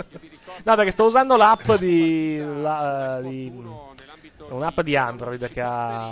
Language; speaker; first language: Italian; native; Italian